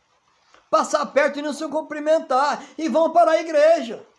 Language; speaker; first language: Portuguese; native; Portuguese